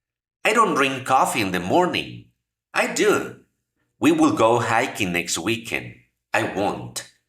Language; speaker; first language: English; non-native, fluent; Spanish